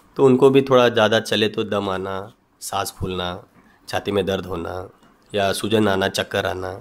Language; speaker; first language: Hindi; non-native, local second language; Marathi